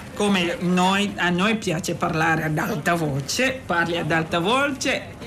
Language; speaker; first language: Italian; non-native, fluent; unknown